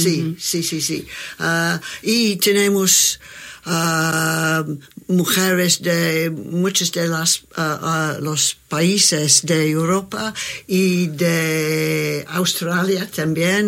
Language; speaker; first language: Spanish; non-native, learner; English